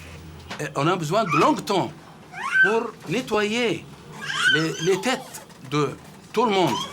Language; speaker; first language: French; non-native, fluent; Arabic